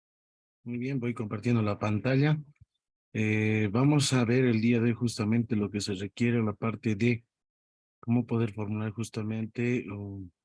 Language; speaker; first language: Spanish; native; Spanish